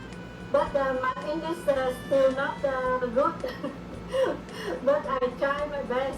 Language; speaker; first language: English; non-native, learner; Vietnamese